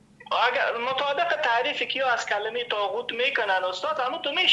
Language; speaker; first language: Persian; native; Persian